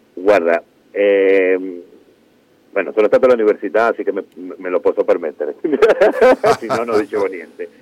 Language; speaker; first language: Italian; non-native, fluent; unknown